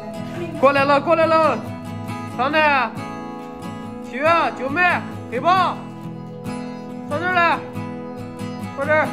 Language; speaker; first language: Chinese; native; Chinese